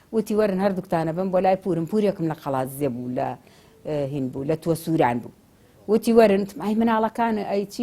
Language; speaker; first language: Central Kurdish; native; Central Kurdish